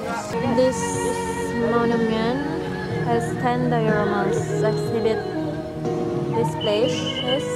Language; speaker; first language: English; non-native, learner; Indonesian